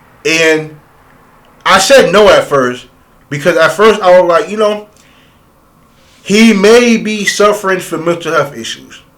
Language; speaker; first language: English; native; English